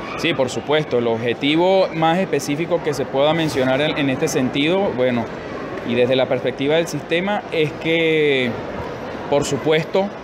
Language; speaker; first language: Spanish; native; Spanish